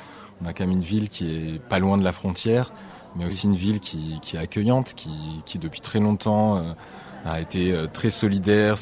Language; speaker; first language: French; native; French